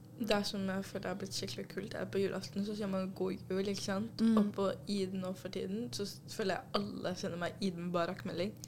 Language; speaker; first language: Norwegian; early bilingual, other home language; Urdu